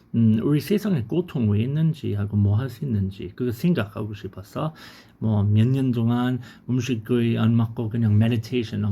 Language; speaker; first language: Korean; non-native, learner; English